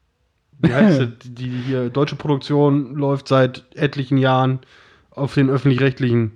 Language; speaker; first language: German; native; German